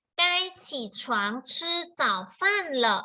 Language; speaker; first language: Chinese; non-native, fluent; Thai